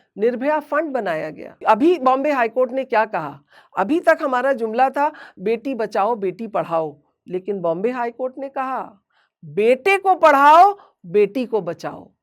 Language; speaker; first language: Hindi; native; Hindi